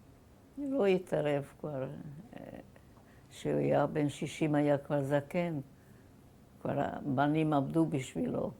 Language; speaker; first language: Hebrew; non-native, fluent; German